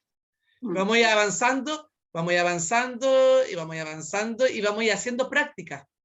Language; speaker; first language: Spanish; native; Spanish